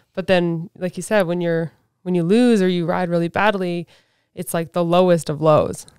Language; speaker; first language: English; native; English